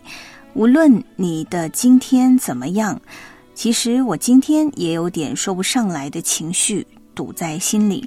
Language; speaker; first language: Chinese; native; Chinese